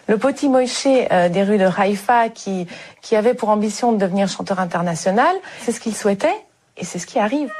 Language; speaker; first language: French; native; French